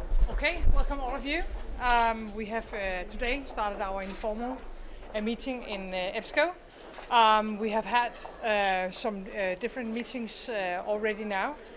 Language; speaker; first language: English; non-native, fluent; Danish